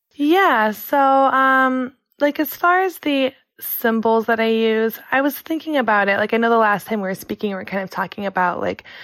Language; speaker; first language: English; native; English